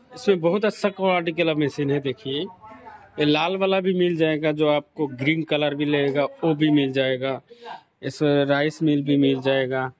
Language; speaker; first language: Hindi; non-native, local second language; Bangla